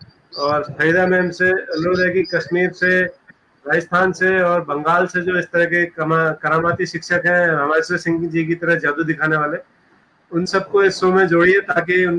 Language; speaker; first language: Hindi; native; Hindi